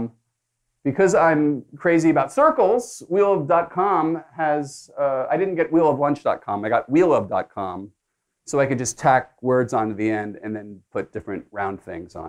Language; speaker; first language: English; native; English